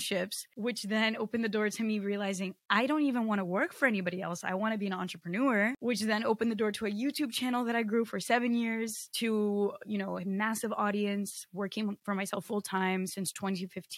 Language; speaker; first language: English; early bilingual, other home language; Portuguese